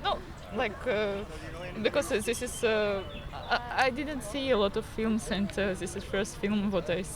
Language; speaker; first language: English; non-native, learner; Slovak